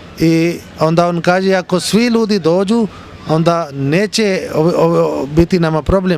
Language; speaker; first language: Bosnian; non-native, learner; Urdu